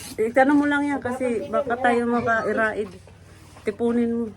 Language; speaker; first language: Filipino; non-native, local second language; Waray